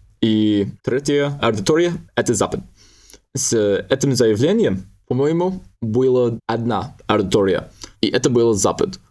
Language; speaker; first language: Russian; non-native, learner; English